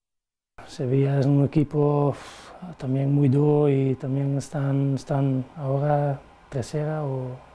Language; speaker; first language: Spanish; non-native, learner; Dutch